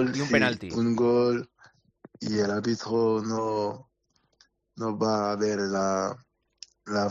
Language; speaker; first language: Spanish; non-native, learner; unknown